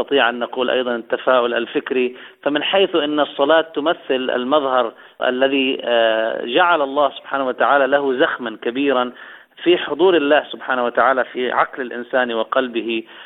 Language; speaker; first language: Arabic; native; Arabic